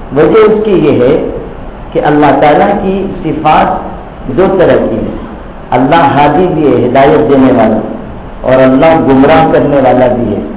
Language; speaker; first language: Urdu; native; Urdu